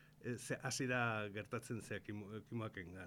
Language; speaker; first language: Basque; non-native, local second language; Spanish